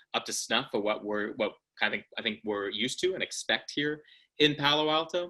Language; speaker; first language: English; native; English